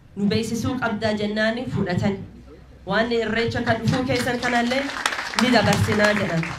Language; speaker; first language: Oromo; early bilingual, heritage; Oromo